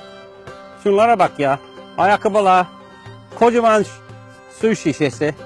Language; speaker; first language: Turkish; non-native, fluent; English